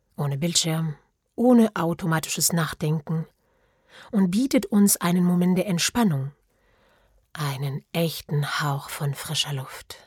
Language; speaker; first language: German; non-native, fluent; French